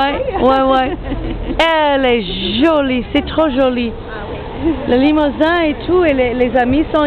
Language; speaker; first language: French; non-native, learner; English